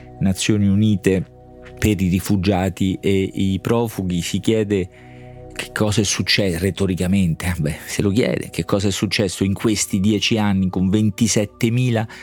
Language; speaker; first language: Italian; native; Italian